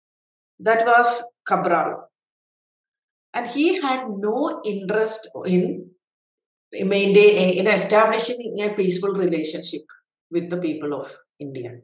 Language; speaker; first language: English; non-native, local second language; Malayalam